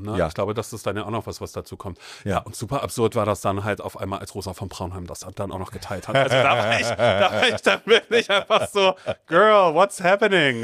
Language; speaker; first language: German; native; German